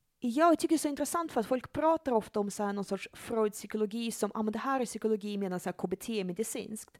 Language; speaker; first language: Swedish; early bilingual, other home language; Russian